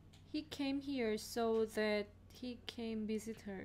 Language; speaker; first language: English; non-native, learner; Korean